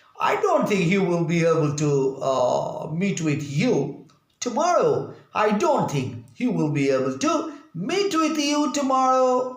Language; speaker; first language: English; non-native, local second language; Bangla